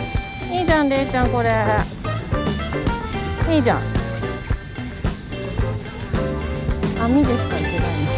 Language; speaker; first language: Japanese; native; Japanese